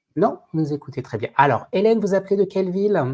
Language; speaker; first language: French; native; French